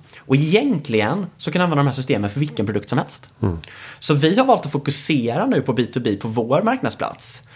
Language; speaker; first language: Swedish; native; Swedish